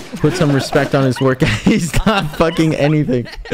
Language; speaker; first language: English; early bilingual, other home language; Spanish